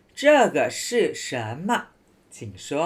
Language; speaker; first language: Chinese; non-native, fluent; Thai